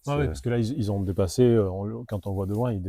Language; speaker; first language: French; native; French